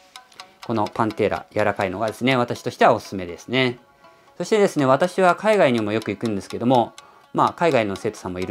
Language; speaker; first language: Japanese; native; Japanese